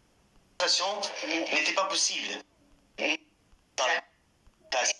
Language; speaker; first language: French; non-native, fluent; English